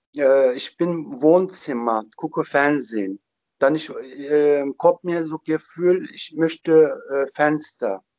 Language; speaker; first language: German; non-native, learner; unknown